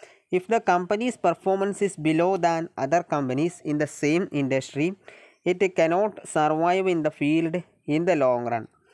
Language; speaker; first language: English; non-native, local second language; Malayalam